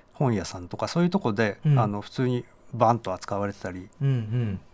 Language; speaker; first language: Japanese; native; Japanese